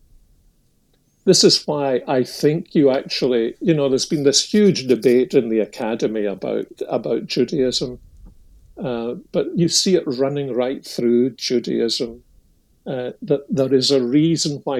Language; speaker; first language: English; native; English